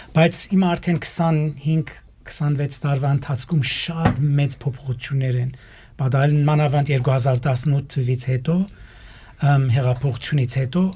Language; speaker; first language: Armenian; early bilingual, heritage; Armenian